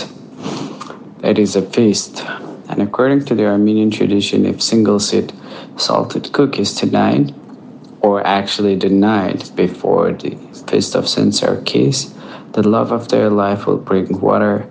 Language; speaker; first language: English; native; English